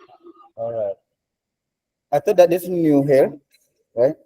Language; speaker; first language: English; non-native, fluent; Indonesian